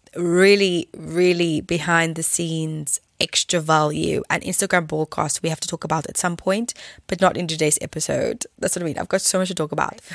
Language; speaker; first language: English; native; English